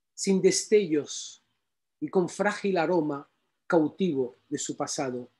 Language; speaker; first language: Spanish; non-native, fluent; Arabic